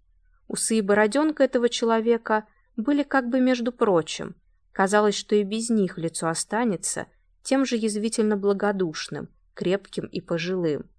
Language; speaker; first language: Russian; native; Russian